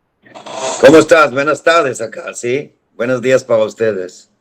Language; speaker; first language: Spanish; non-native, fluent; Hebrew